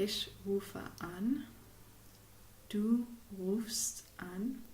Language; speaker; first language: German; non-native, fluent; English